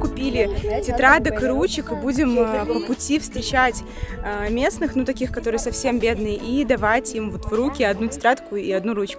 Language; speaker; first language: Russian; native; Russian